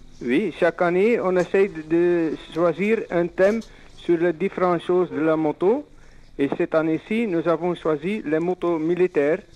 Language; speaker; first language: French; non-native, local second language; Dutch